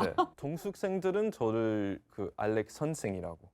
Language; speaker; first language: Korean; non-native, fluent; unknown